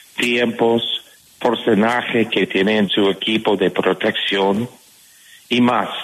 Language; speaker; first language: Spanish; non-native, fluent; English